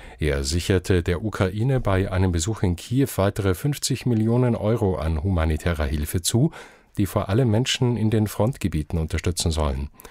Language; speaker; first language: German; native; German